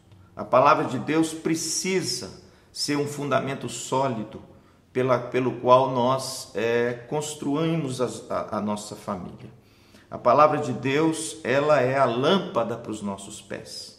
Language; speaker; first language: Portuguese; native; Portuguese